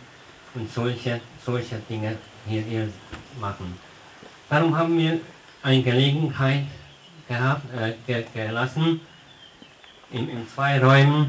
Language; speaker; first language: German; non-native, local second language; Hungarian